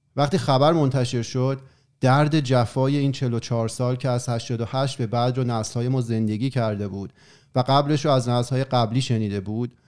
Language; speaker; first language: Persian; native; Persian